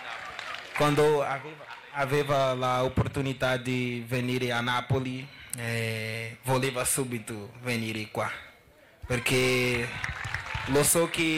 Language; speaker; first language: Italian; non-native, learner; Dutch